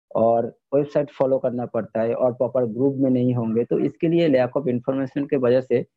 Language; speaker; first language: Hindi; non-native, local second language; Bangla